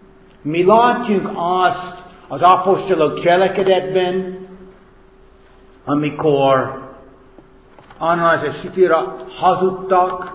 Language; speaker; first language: Hungarian; non-native, fluent; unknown